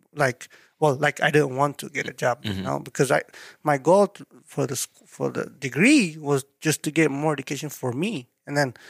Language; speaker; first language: English; non-native, fluent; Tigrinya